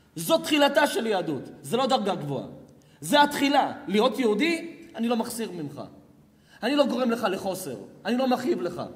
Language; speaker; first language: Hebrew; native; Hebrew